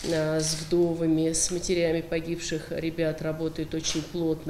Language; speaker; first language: Russian; native; Russian